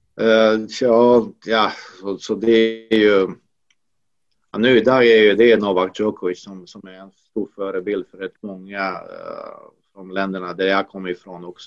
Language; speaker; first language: Swedish; non-native, fluent; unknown